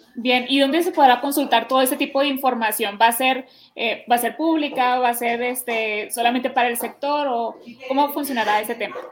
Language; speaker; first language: Spanish; native; Spanish